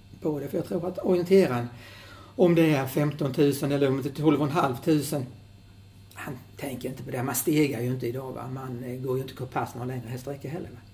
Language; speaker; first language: Swedish; native; Swedish